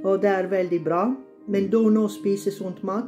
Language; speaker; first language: Norwegian; non-native, learner; Bosnian